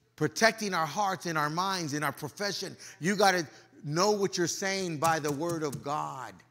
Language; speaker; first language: English; early bilingual, other home language; Spanish